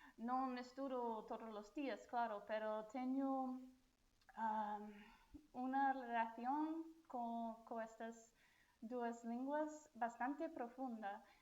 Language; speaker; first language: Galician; non-native, learner; English